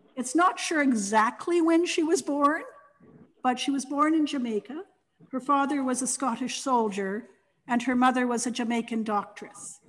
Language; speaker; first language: English; native; English